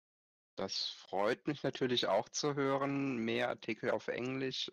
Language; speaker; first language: German; native; German